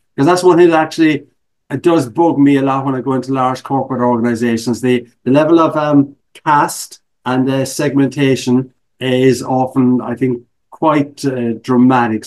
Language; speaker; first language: English; native; English